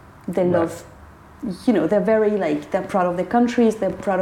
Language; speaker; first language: English; non-native, fluent; French